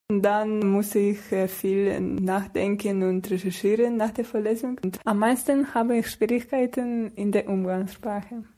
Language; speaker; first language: German; non-native, learner; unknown